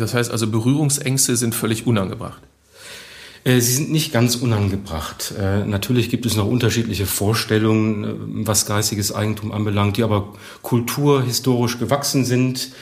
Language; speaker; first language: German; native; German